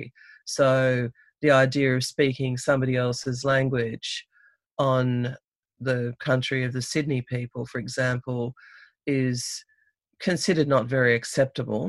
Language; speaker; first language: English; native; English